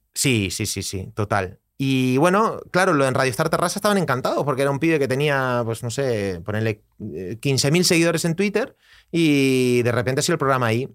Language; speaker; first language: Spanish; native; Spanish